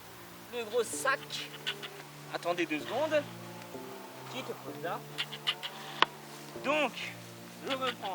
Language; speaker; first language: French; native; French